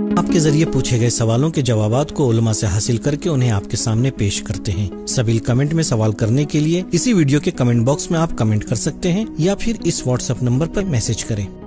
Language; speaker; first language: Urdu; native; Urdu